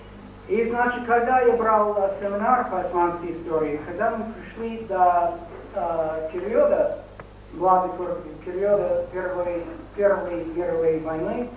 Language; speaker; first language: Russian; non-native, fluent; English